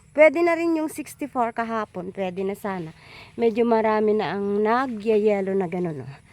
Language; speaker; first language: Filipino; non-native, local second language; Iloko